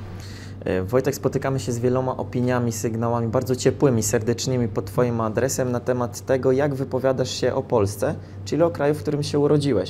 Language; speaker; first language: Polish; native; Polish